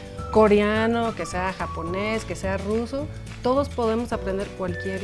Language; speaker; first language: Spanish; non-native, fluent; English